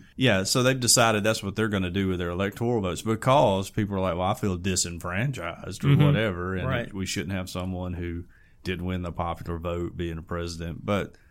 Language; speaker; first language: English; native; English